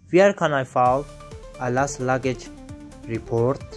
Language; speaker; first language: English; non-native, fluent; Persian